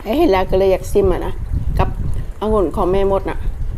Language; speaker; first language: Thai; native; Thai